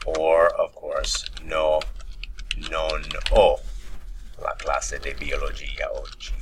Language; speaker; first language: Italian; non-native, fluent; English